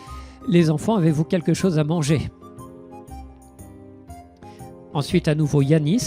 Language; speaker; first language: French; native; French